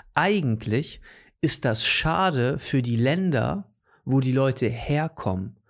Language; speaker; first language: German; native; German